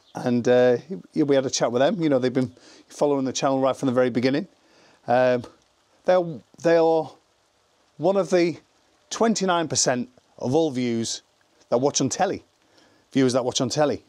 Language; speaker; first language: English; native; English